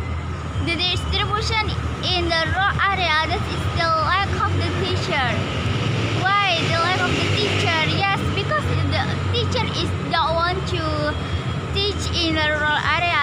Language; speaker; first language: English; non-native, learner; Indonesian